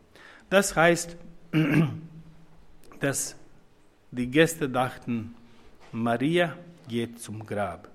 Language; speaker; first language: German; non-native, fluent; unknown